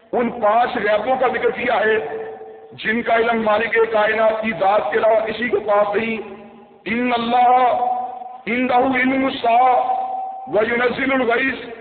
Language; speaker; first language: Urdu; non-native, local second language; Punjabi